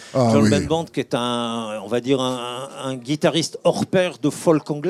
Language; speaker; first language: French; native; French